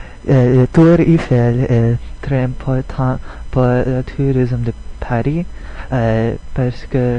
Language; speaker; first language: French; non-native, learner; English